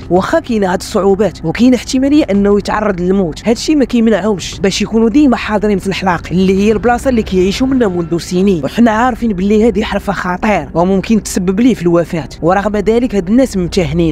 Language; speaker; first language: Arabic; native; Arabic